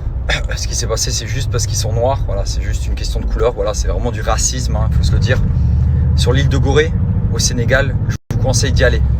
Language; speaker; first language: French; native; French